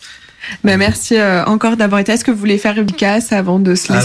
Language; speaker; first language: French; native; French